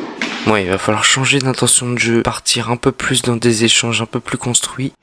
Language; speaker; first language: French; native; French